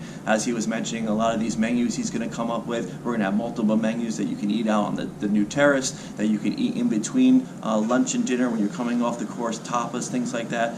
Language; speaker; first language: English; native; English